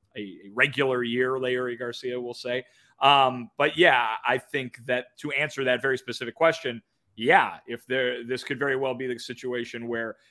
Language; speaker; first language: English; native; English